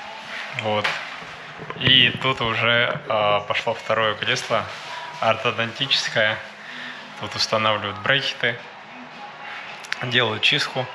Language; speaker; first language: Russian; native; Russian